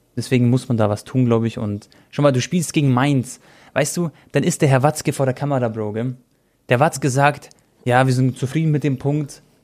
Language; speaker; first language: German; early bilingual, other home language; Croatian